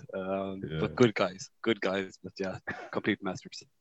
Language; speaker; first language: English; native; English